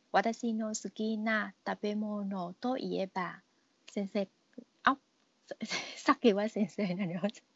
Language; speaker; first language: Japanese; non-native, learner; Vietnamese